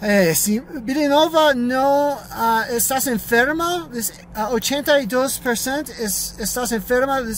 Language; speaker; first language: Spanish; non-native, learner; English